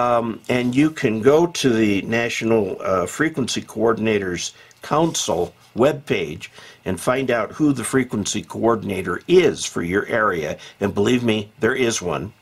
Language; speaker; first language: English; native; English